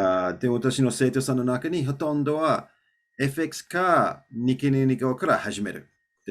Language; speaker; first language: Japanese; non-native, learner; English